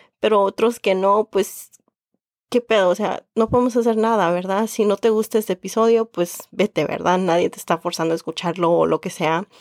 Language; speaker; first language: Spanish; early bilingual, heritage; Spanish